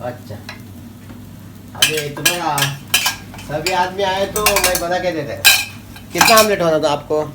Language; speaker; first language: Hindi; non-native, local second language; Kannada